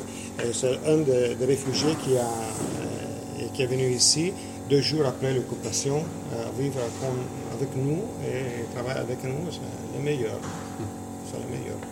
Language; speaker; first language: French; non-native, fluent; Italian